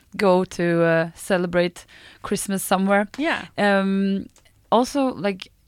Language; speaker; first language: English; non-native, fluent; German